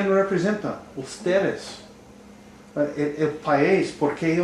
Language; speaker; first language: Spanish; non-native, learner; English